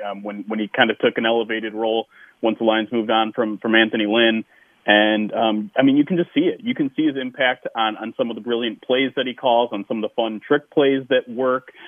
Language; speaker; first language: English; native; English